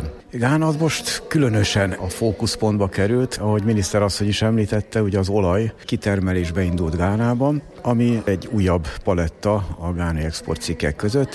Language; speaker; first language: Hungarian; native; Hungarian